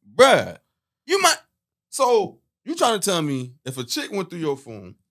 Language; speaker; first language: English; early bilingual, other home language; Haitian Creole